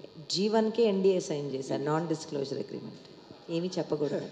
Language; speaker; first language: Telugu; native; Telugu